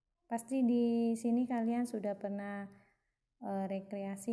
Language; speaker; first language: Indonesian; native; Indonesian